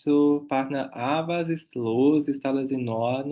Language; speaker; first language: German; non-native, fluent; Portuguese